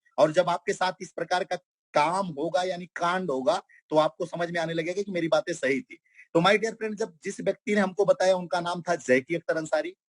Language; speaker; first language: Hindi; non-native, local second language; Bhojpuri